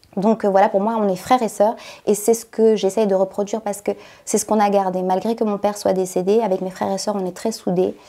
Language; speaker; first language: French; native; French